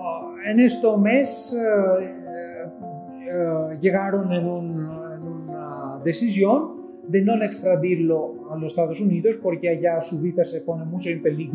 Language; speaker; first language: Spanish; non-native, fluent; Greek